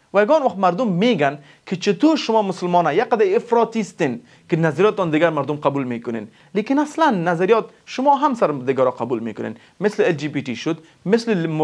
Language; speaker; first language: Persian; non-native, local second language; Pashto